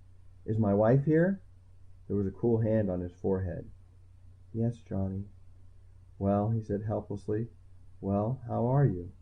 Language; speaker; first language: English; native; English